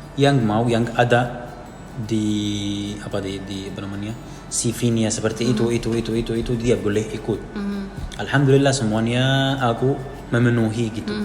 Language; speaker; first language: Indonesian; non-native, fluent; Arabic